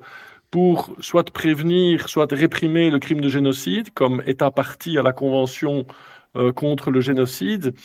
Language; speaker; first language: French; native; French